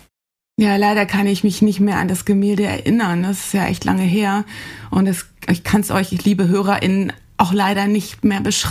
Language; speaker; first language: German; native; German